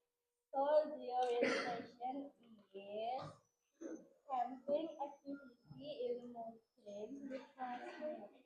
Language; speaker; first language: English; non-native, learner; Indonesian